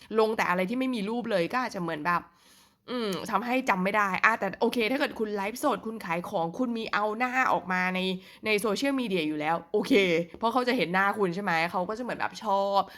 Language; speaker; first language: Thai; native; Thai